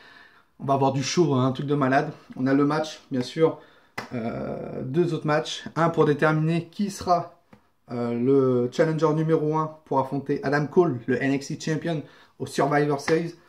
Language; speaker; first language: French; native; French